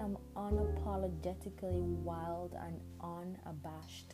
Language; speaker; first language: English; non-native, local second language; Jamaican Creole English